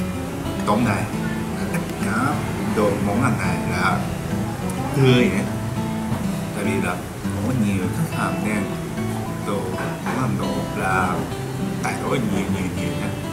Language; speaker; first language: Vietnamese; non-native, learner; Japanese